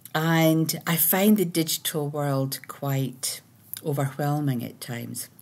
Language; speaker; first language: English; native; English